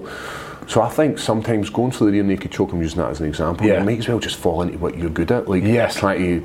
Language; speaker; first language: English; native; English